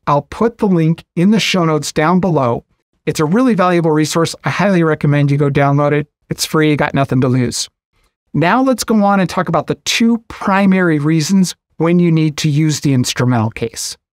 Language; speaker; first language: English; native; English